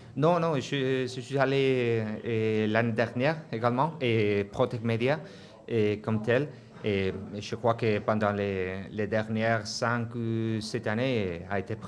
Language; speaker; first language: French; non-native, fluent; Spanish